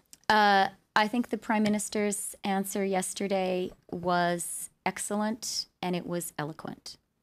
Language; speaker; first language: English; native; English